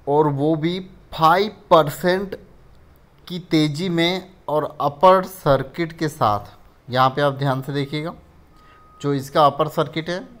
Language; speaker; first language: Hindi; native; Hindi